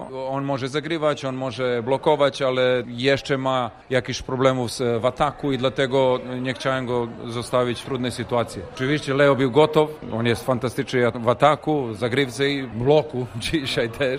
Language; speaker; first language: Polish; non-native, learner; Serbian